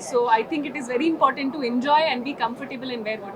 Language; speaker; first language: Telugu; non-native, fluent; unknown